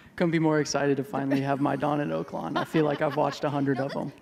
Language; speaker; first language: English; native; English